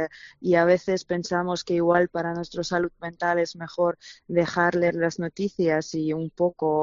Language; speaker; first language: Spanish; non-native, fluent; Ukrainian